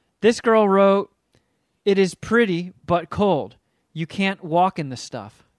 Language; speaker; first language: English; native; English